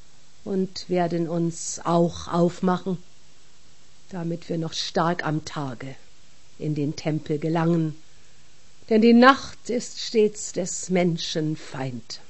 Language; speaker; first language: German; native; German